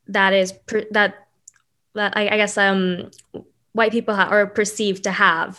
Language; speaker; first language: English; native; English